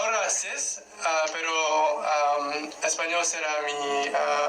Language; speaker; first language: Spanish; non-native, learner; English